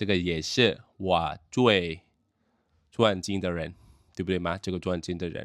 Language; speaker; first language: Chinese; non-native, fluent; Khmer